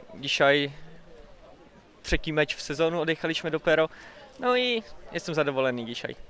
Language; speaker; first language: Polish; non-native, learner; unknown